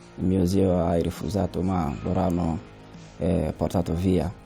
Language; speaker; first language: Italian; non-native, learner; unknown